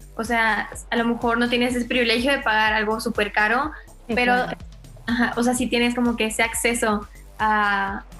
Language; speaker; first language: Spanish; native; Spanish